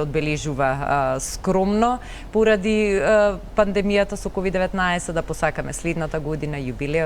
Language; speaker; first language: Macedonian; native; Macedonian